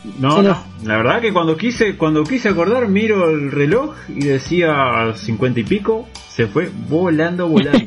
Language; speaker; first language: Spanish; native; Spanish